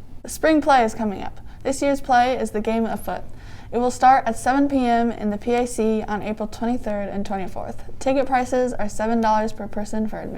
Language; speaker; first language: English; native; English